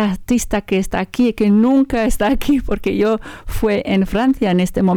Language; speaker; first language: Spanish; non-native, learner; French